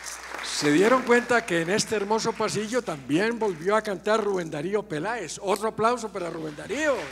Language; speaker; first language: Spanish; native; Spanish